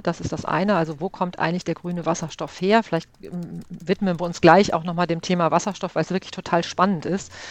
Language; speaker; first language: German; native; German